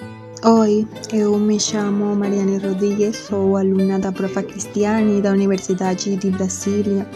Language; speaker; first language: Portuguese; non-native, learner; Spanish